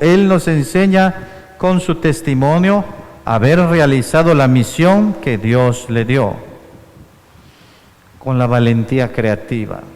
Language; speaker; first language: Spanish; native; Spanish